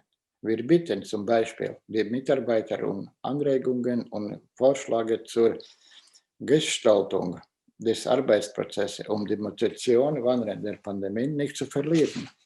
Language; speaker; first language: German; non-native, fluent; Latvian